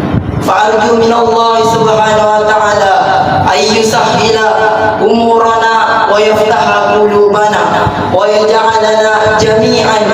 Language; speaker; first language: Arabic; non-native, learner; Malay